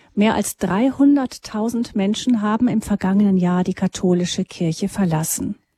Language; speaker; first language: German; native; German